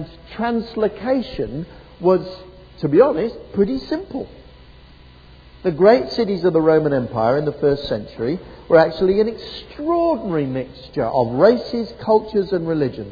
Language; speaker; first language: English; native; English